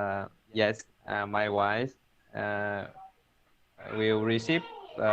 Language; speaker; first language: English; non-native, learner; Vietnamese